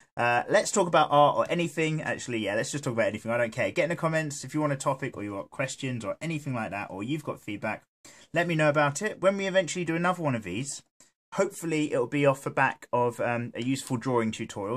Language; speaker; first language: English; native; English